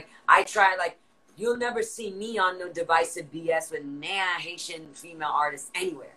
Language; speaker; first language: English; native; English